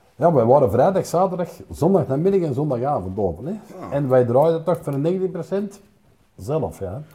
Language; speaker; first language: Dutch; native; Dutch